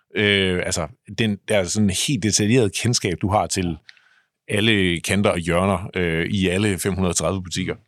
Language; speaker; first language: Danish; native; Danish